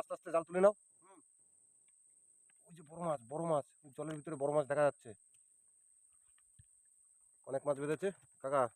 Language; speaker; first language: Bangla; native; Bangla